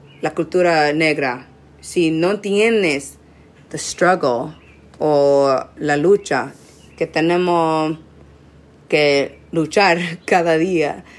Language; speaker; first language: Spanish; non-native, learner; English